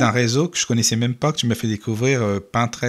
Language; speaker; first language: French; native; French